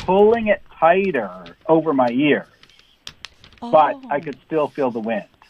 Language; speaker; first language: English; native; English